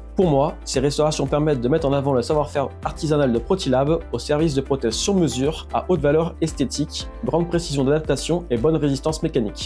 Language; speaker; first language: French; native; French